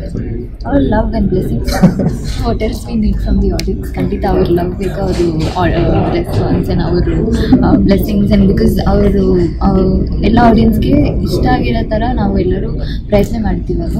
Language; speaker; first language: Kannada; non-native, local second language; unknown